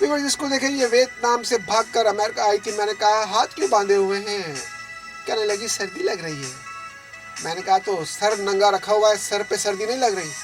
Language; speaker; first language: Urdu; native; Urdu